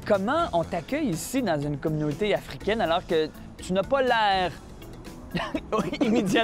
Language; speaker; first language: French; native; French